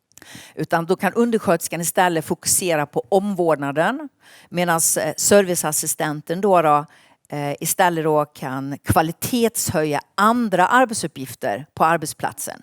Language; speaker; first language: Swedish; native; Swedish